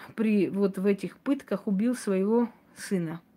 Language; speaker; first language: Russian; non-native, local second language; Armenian